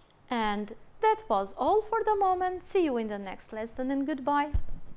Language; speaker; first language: English; non-native, fluent; Albanian